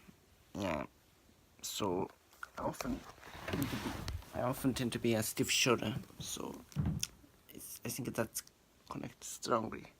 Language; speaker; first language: English; non-native, learner; Japanese